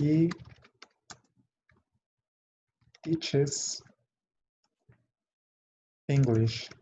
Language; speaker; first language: English; non-native, fluent; Spanish